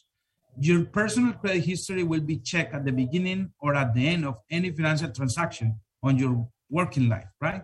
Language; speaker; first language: English; non-native, fluent; Spanish